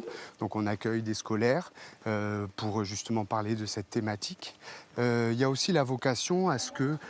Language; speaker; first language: French; native; French